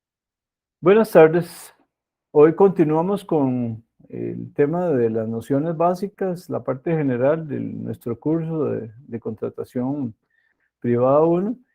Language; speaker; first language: Spanish; native; Spanish